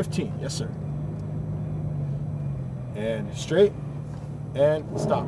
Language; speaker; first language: English; native; English